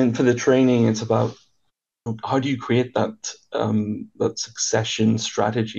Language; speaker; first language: English; native; English